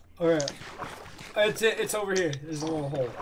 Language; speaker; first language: English; native; English